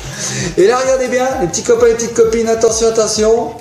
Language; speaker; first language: French; native; French